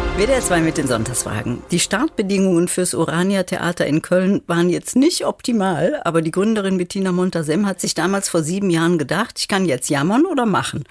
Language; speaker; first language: German; native; German